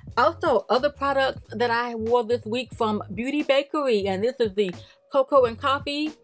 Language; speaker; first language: English; native; English